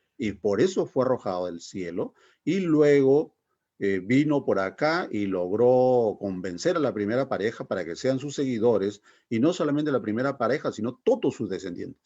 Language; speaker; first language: Spanish; native; Spanish